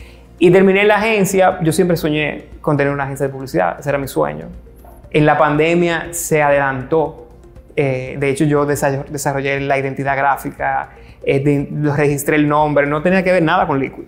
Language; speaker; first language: Spanish; native; Spanish